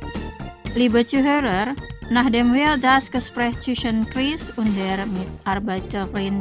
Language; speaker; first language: German; non-native, fluent; Indonesian